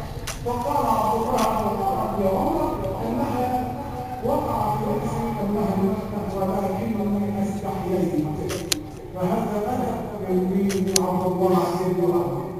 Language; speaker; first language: Arabic; native; Arabic